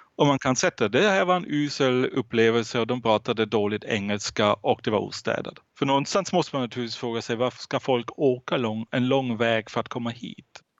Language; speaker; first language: Swedish; non-native, fluent; German